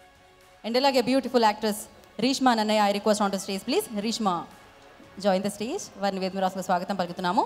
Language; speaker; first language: Telugu; native; Telugu